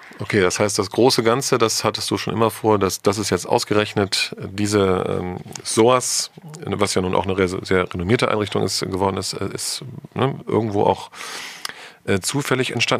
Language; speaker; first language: German; native; German